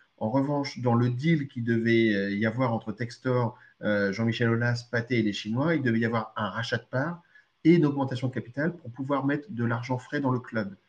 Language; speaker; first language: French; early bilingual, other home language; Arabic